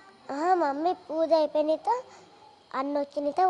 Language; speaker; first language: Telugu; native; Telugu